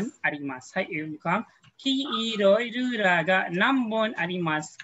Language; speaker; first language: Japanese; non-native, fluent; Filipino